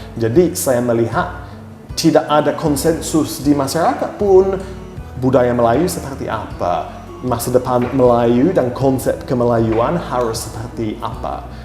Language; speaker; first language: Indonesian; non-native, fluent; English